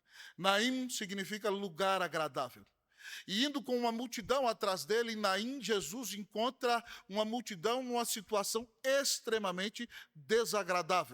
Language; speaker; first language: Portuguese; native; Portuguese